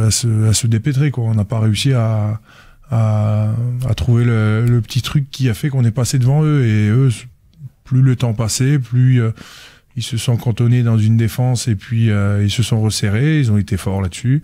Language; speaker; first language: French; native; French